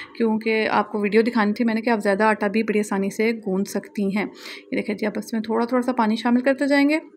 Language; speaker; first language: Urdu; native; Urdu